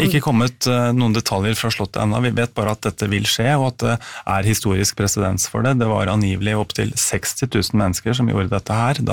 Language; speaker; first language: Norwegian; native; Norwegian